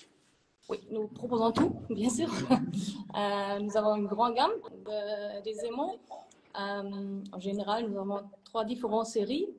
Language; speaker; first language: French; non-native, fluent; German